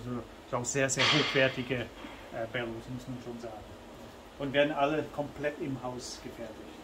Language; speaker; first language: German; native; German